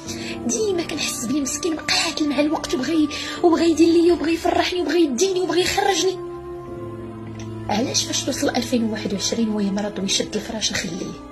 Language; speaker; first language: Arabic; native; Arabic